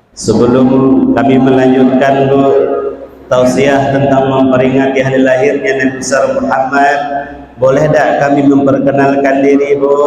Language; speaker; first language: Malay; native; Malay